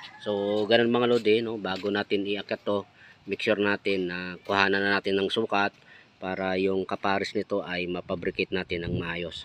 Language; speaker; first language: Filipino; native; Filipino